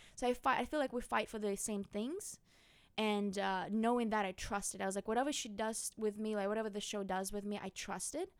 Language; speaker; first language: English; non-native, fluent; Russian